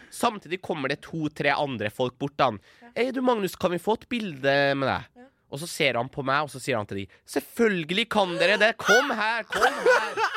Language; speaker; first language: Norwegian; early bilingual, other home language; Persian